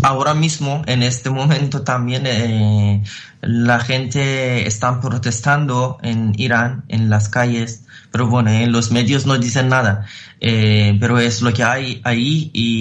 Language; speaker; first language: Spanish; non-native, fluent; Persian